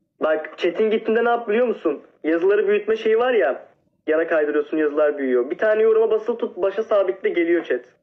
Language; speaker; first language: Turkish; native; Turkish